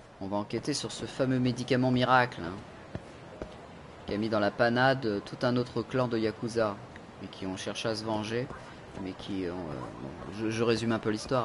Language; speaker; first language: French; native; French